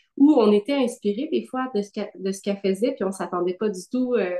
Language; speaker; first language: French; native; French